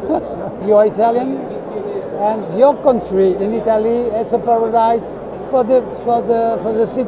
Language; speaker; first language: English; non-native, fluent; French